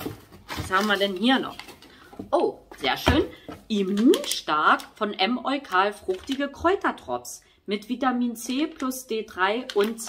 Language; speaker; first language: German; native; German